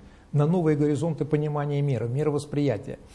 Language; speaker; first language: Russian; native; Russian